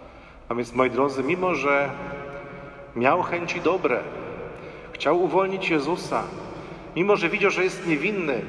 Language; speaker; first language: Polish; native; Polish